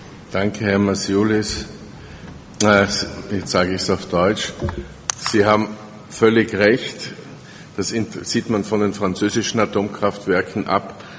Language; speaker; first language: German; native; German